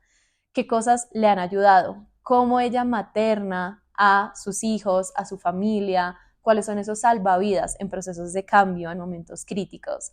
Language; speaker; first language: Spanish; native; Spanish